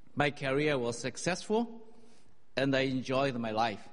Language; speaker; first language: English; non-native, fluent; Chinese